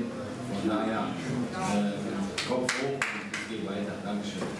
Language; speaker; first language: German; native; German